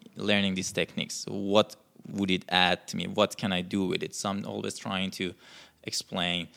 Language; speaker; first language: English; non-native, fluent; Persian